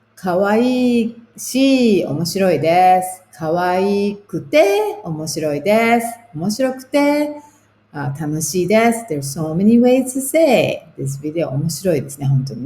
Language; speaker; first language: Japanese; non-native, fluent; English